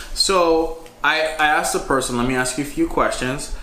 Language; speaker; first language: English; early bilingual, other home language; Spanish